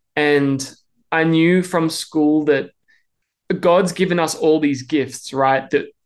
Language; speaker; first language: English; native; English